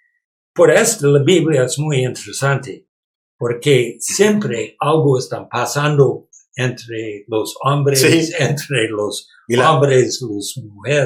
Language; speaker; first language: Spanish; non-native, learner; English